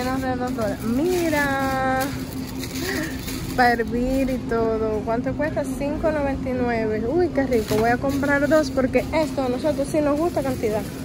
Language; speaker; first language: Spanish; native; Spanish